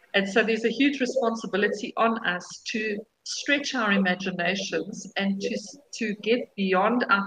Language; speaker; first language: English; native; English